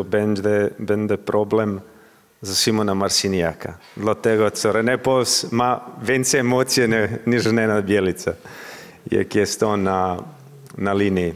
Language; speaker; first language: Polish; non-native, learner; Croatian